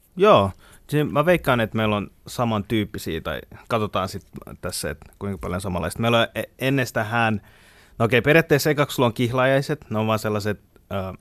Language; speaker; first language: Finnish; early bilingual, other home language; Bangla